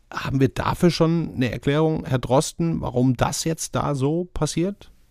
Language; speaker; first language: German; native; German